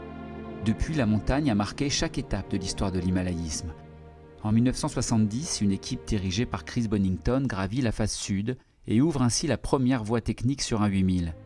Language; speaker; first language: French; native; French